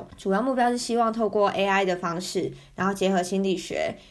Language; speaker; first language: Chinese; native; Chinese